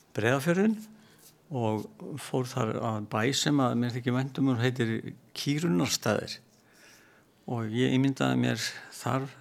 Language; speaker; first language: Icelandic; native; Icelandic